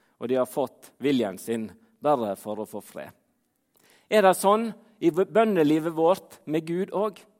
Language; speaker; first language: Norwegian; native; Norwegian